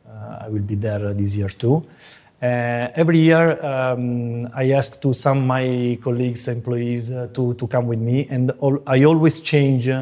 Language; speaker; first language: English; non-native, fluent; Italian